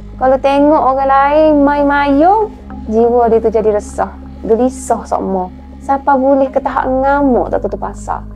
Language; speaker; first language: Malay; native; Malay